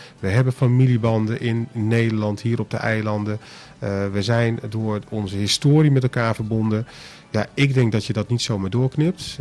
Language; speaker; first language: Dutch; non-native, local second language; Papiamento